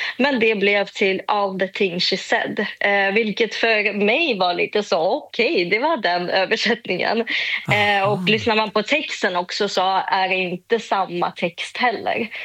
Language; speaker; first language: Swedish; early bilingual, other home language; Russian